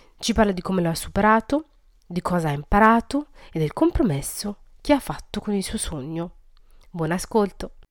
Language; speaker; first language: Italian; native; Italian